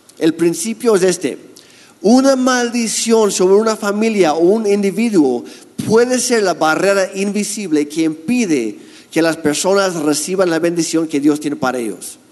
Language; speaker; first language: Spanish; non-native, fluent; English